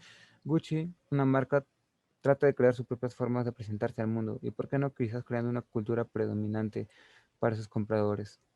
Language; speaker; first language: Spanish; native; Spanish